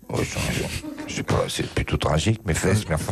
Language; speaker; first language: French; native; French